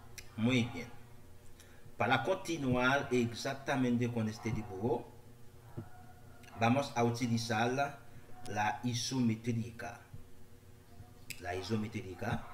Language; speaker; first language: Spanish; non-native, learner; Haitian Creole